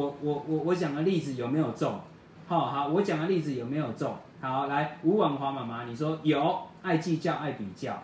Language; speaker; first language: Chinese; native; Chinese